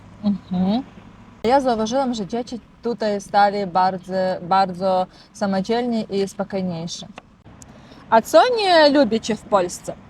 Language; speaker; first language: Polish; non-native, learner; Russian